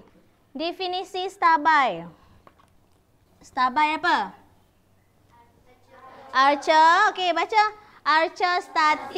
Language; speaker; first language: Malay; native; Malay